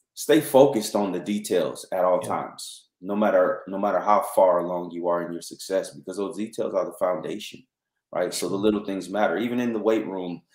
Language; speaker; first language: English; native; English